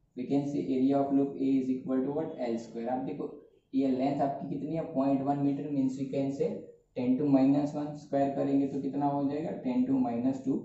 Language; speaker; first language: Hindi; non-native, local second language; Gujarati